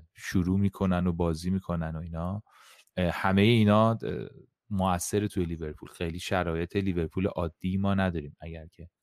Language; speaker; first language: Persian; native; Persian